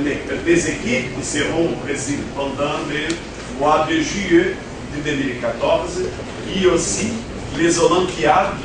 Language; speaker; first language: French; non-native, fluent; Portuguese